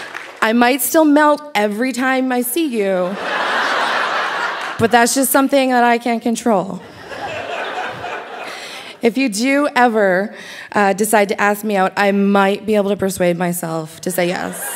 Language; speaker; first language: English; native; English